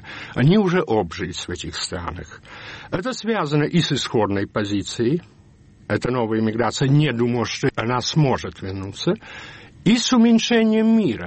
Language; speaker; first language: Russian; early bilingual, heritage; Russian